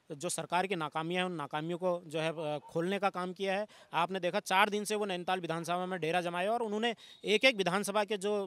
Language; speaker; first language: Hindi; native; Hindi